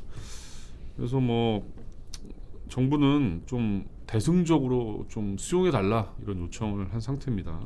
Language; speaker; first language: Korean; native; Korean